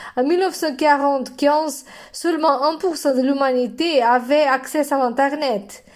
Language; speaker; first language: French; non-native, fluent; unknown